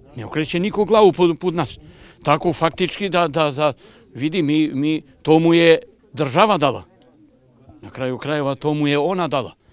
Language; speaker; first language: Croatian; non-native, local second language; Albanian